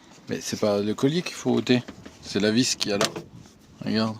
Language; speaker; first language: French; native; French